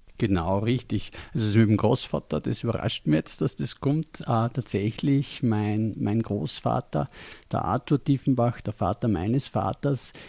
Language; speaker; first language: German; native; German